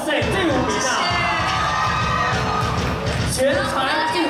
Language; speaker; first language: Chinese; native; Chinese